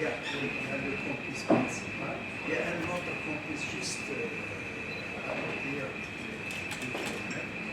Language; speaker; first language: French; non-native, local second language; Arabic